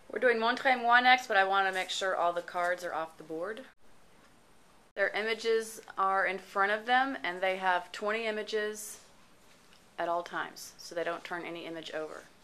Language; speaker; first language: English; native; English